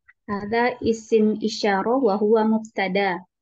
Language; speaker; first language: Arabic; non-native, learner; Indonesian